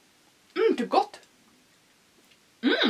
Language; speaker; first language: Swedish; native; Swedish